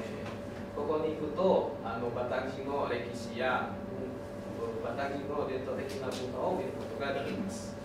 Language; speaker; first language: Japanese; non-native, learner; Indonesian